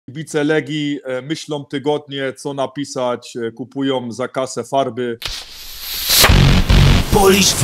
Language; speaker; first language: Polish; early bilingual, heritage; Polish